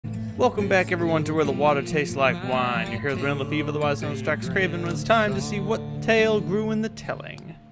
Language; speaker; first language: English; native; English